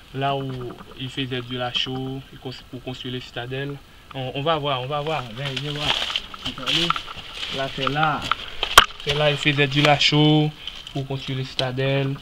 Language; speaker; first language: French; non-native, local second language; Haitian Creole